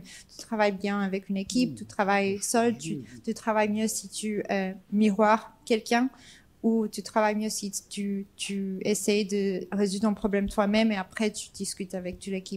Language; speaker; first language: French; non-native, fluent; English